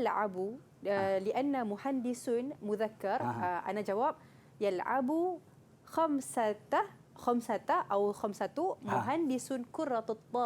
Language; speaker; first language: Arabic; non-native, learner; Malay